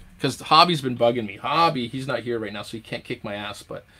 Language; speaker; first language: English; native; English